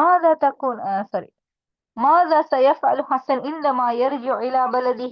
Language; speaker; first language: Arabic; non-native, fluent; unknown